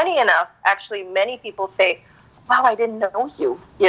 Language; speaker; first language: English; non-native, local second language; Filipino